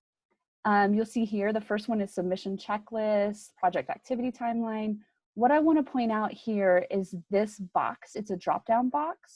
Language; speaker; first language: English; native; English